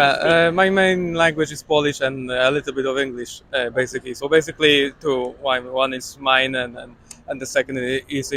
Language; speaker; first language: English; non-native, fluent; Polish